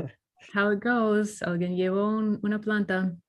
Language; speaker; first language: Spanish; non-native, learner; English